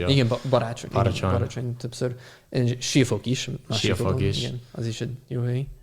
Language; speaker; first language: Hungarian; non-native, fluent; English